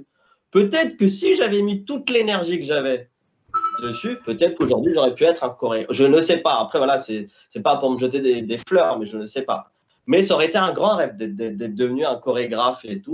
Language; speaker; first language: French; native; French